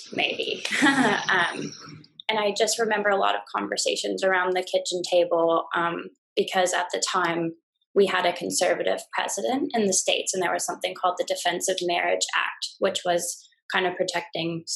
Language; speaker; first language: English; native; English